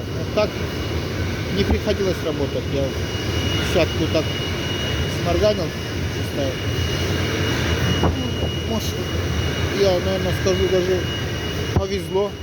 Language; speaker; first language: Russian; non-native, local second language; Kyrgyz